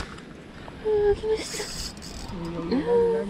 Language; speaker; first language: Japanese; non-native, learner; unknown